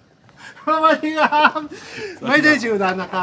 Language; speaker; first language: Thai; non-native, fluent; Japanese